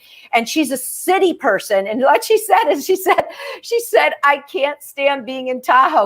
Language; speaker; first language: English; native; English